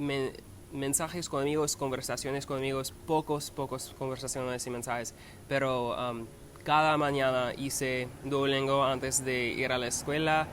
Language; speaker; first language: Spanish; non-native, learner; English